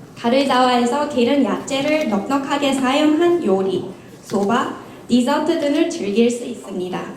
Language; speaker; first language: Korean; non-native, fluent; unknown